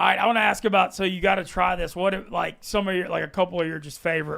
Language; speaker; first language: English; native; English